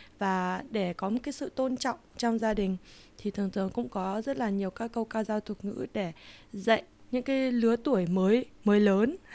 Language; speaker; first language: Vietnamese; early bilingual, heritage; Vietnamese